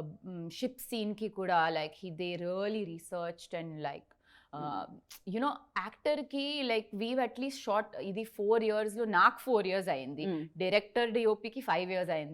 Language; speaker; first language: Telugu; non-native, local second language; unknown